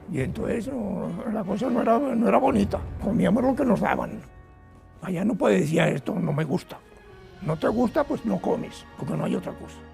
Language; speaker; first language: Spanish; native; Spanish